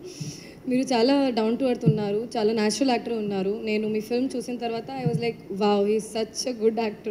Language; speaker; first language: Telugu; non-native, learner; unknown